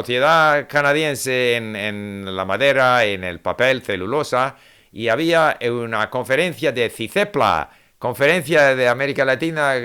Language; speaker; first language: Spanish; non-native, fluent; English